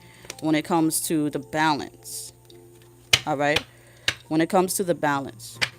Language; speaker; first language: English; native; English